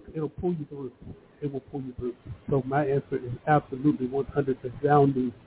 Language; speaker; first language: English; early bilingual, other home language; Yoruba